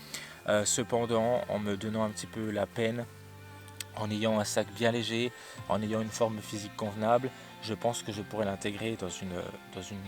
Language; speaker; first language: French; native; French